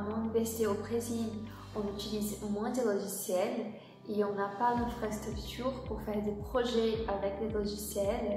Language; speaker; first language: French; non-native, fluent; Portuguese